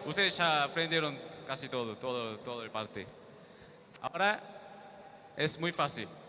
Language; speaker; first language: Spanish; non-native, learner; Korean